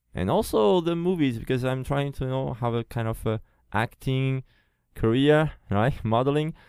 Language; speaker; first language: English; non-native, fluent; Portuguese